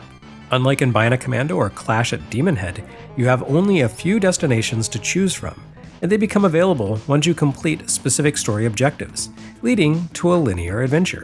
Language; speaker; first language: English; native; English